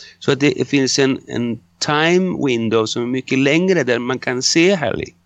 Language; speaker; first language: Swedish; non-native, fluent; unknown